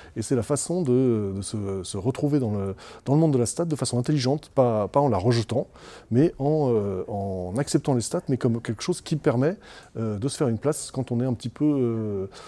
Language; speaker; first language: French; native; French